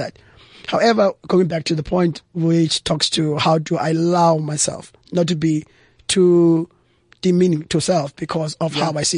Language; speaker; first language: English; non-native, local second language; Xhosa